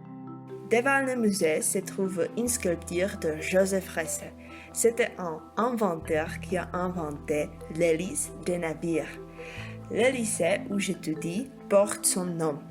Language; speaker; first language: French; non-native, fluent; Czech